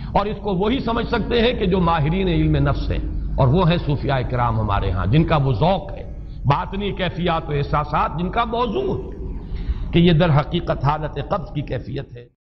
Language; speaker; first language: Urdu; native; Urdu